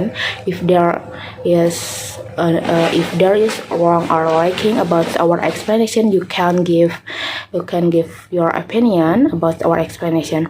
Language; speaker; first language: English; non-native, learner; Indonesian